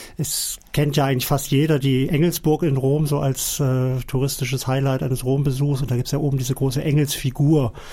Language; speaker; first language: German; native; German